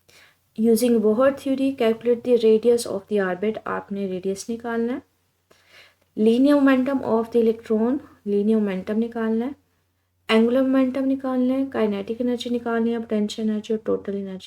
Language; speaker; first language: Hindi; non-native, local second language; Punjabi